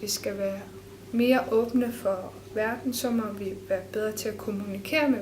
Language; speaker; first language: Danish; non-native, local second language; Kalaallisut